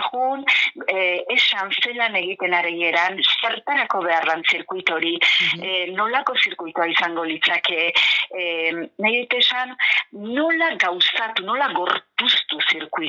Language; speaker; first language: Basque; native; Basque